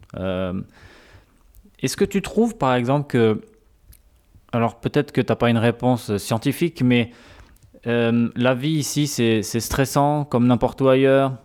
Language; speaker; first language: French; native; French